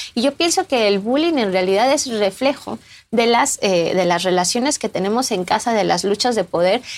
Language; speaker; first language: Spanish; native; Spanish